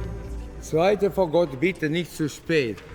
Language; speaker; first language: German; non-native, learner; Latvian